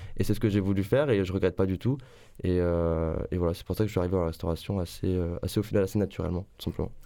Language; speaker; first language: French; native; French